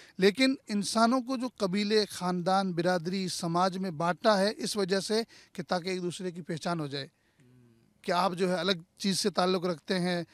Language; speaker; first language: Hindi; native; Hindi